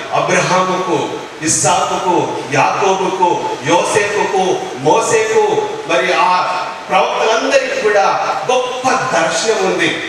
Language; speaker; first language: Telugu; non-native, local second language; Lambadi